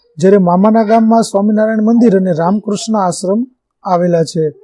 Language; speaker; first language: Gujarati; native; Gujarati